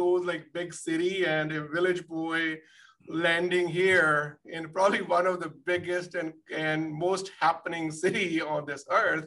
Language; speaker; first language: English; non-native, local second language; Punjabi